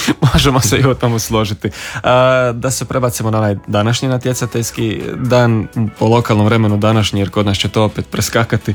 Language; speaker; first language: Serbian; native; Serbian